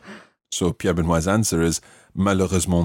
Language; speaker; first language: French; non-native, fluent; English